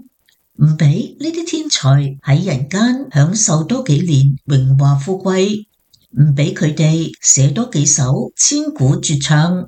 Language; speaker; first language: Chinese; native; Chinese